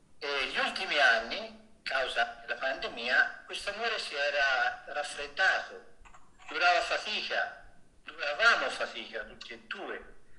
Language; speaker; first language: Italian; native; Italian